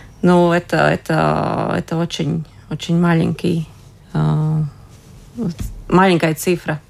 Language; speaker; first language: Russian; non-native, local second language; Latvian